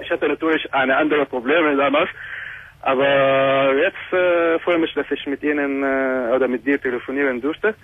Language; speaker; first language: German; non-native, fluent; Arabic